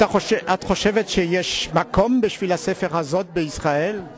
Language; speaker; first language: Hebrew; non-native, fluent; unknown